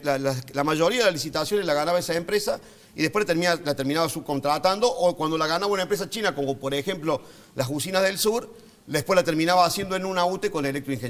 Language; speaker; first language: Spanish; native; Spanish